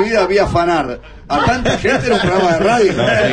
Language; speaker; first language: Spanish; native; Spanish